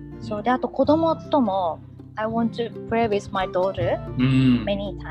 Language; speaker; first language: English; non-native, learner; Japanese